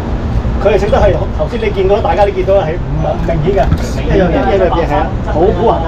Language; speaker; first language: Chinese; native; Chinese